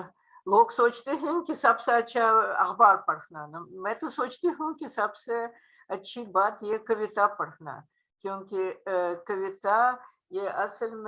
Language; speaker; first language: Hindi; non-native, fluent; Russian